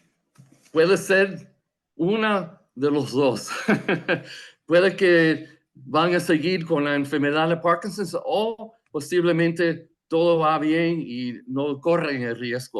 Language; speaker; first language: Spanish; non-native, fluent; English